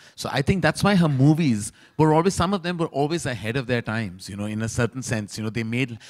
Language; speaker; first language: English; non-native, local second language; Hindi